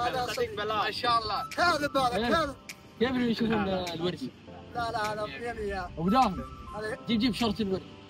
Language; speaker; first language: Arabic; non-native, learner; Bangla